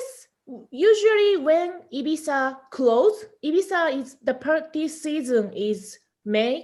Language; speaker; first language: English; non-native, learner; Japanese